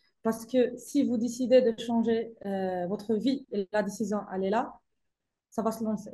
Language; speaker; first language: French; non-native, local second language; Arabic